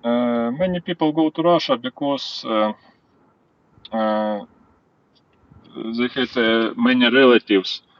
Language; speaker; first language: English; non-native, learner; Ukrainian